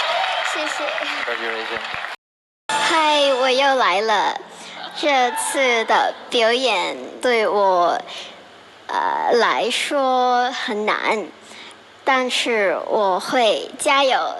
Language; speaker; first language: Chinese; non-native, learner; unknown